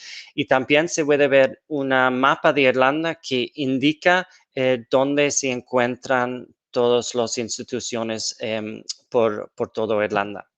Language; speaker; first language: Spanish; non-native, fluent; English